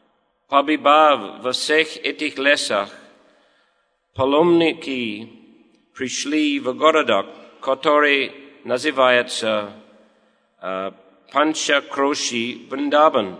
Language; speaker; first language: Russian; non-native, learner; English